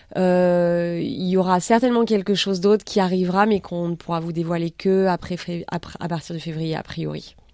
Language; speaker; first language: French; native; French